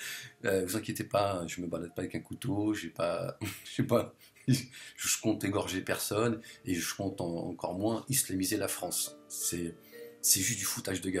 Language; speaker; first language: French; native; French